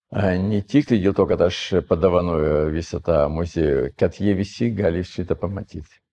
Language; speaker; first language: Lithuanian; non-native, fluent; Russian